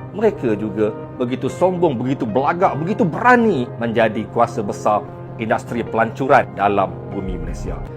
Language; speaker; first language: Malay; native; Malay